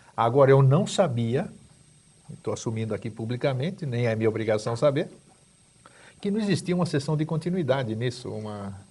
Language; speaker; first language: Portuguese; native; Portuguese